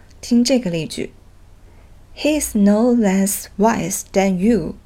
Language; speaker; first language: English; non-native, fluent; Chinese